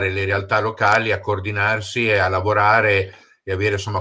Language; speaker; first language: Italian; native; Italian